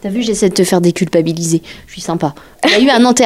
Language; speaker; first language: French; native; French